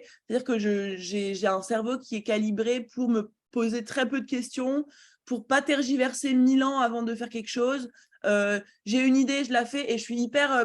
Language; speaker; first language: French; native; French